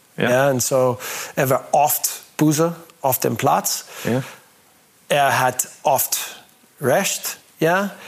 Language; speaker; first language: German; non-native, learner; English